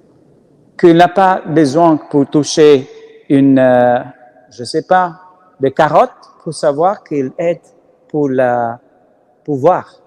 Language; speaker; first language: French; non-native, learner; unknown